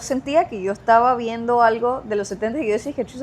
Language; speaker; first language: Spanish; native; Spanish